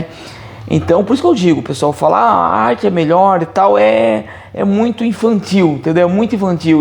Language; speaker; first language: Portuguese; native; Portuguese